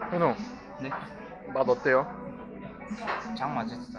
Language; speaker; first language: Korean; non-native, learner; Vietnamese